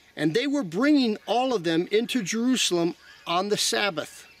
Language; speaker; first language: English; native; English